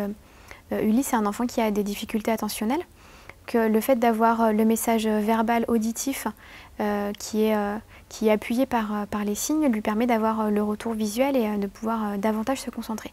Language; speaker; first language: French; native; French